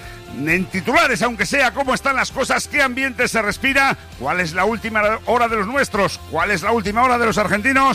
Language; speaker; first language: Spanish; native; Spanish